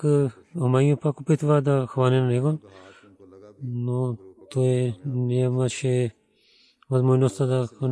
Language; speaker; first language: Bulgarian; non-native, learner; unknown